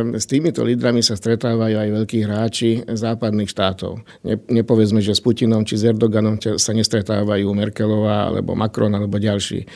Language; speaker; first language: Slovak; non-native, local second language; Hungarian